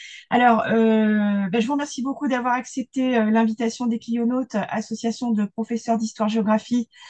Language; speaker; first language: French; native; French